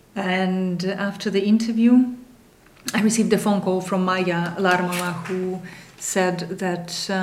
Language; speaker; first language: English; non-native, fluent; Russian